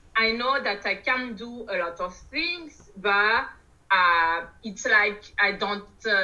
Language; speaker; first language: English; non-native, learner; Malagasy